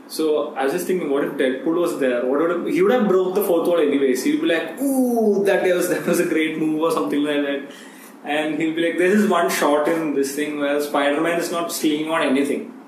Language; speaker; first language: English; non-native, local second language; Malayalam